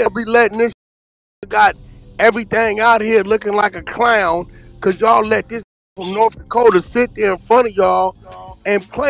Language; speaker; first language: English; native; English